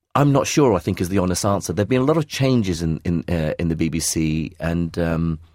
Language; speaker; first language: English; early bilingual, other home language; Arabic